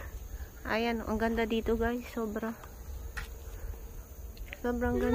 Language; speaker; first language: Filipino; native; Filipino